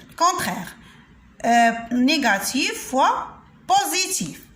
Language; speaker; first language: French; non-native, local second language; Arabic